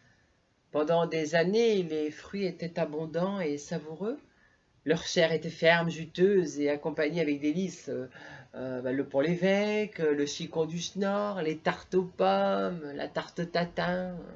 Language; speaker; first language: French; native; French